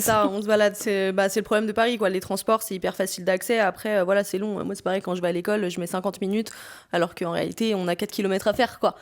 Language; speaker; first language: French; native; French